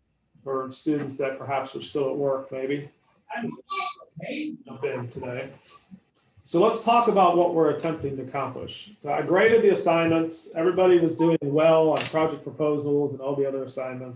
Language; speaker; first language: English; native; English